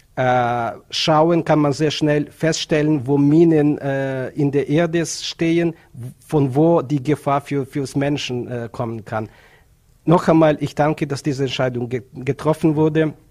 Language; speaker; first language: German; non-native, fluent; Ukrainian